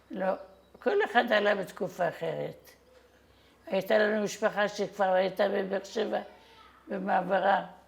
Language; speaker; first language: Hebrew; non-native, fluent; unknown